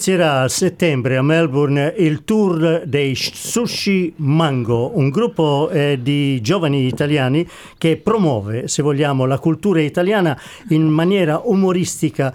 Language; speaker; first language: Italian; native; Italian